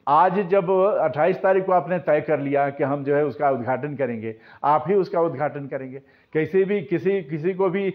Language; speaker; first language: Hindi; native; Hindi